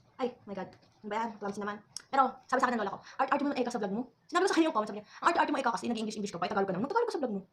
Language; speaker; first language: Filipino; native; Filipino